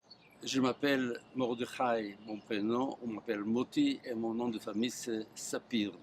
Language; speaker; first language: French; non-native, fluent; Hebrew